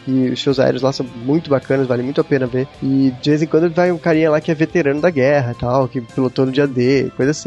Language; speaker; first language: Portuguese; native; Portuguese